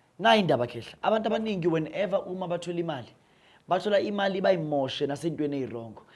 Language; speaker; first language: Zulu; non-native, local second language; Northern Sotho